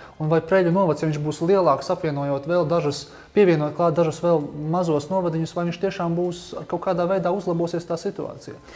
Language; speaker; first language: Latvian; native; Latvian